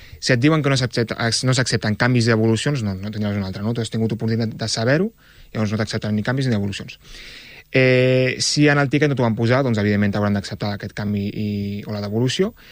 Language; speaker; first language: Catalan; early bilingual, other home language; Arabic